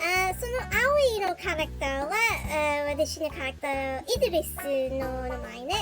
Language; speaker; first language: Japanese; non-native, learner; English